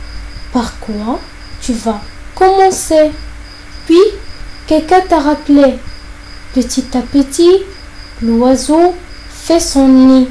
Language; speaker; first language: French; non-native, fluent; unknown